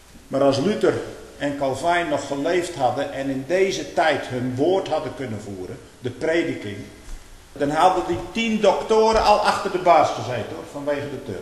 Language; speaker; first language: Dutch; native; Dutch